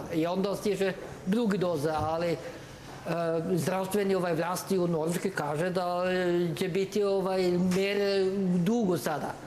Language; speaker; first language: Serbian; non-native, learner; Norwegian